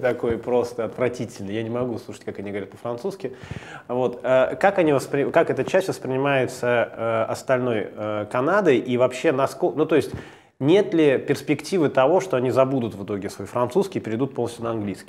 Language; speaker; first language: Russian; native; Russian